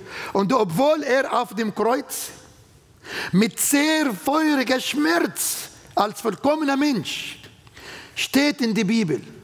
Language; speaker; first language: German; non-native, fluent; Arabic